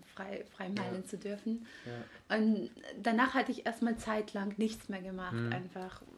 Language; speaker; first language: German; non-native, fluent; Georgian